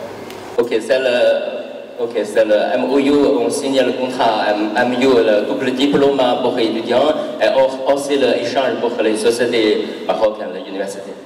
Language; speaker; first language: French; non-native, learner; Chinese